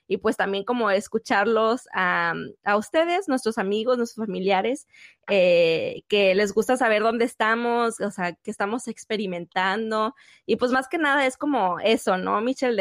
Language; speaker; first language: Spanish; native; Spanish